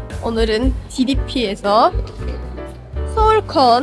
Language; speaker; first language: Korean; non-native, fluent; Turkish